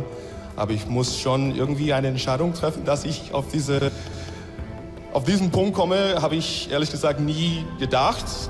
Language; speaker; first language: German; non-native, fluent; English